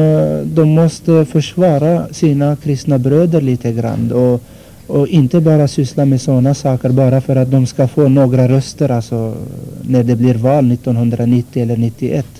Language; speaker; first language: Swedish; non-native, fluent; Armenian